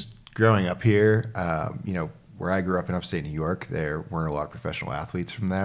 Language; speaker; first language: English; native; English